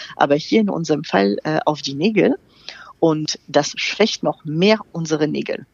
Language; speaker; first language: German; non-native, fluent; French